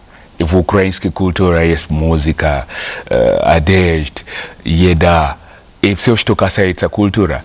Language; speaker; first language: Russian; non-native, learner; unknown